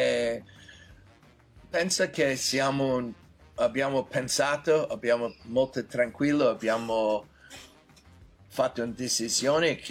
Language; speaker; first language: Italian; non-native, fluent; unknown